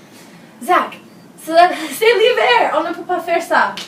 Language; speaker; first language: French; non-native, learner; English